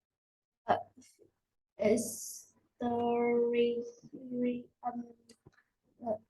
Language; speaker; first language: English; non-native, learner; Vietnamese